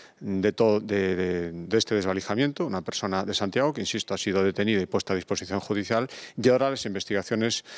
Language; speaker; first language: Spanish; native; Spanish